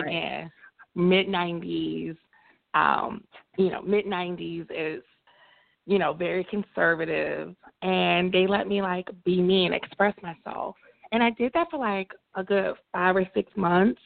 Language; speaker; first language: English; native; English